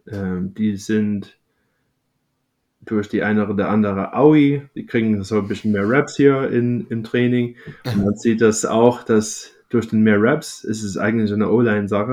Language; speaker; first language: German; non-native, fluent; English